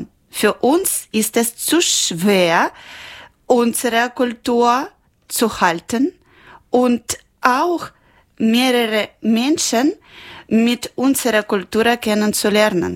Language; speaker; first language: German; non-native, local second language; Ukrainian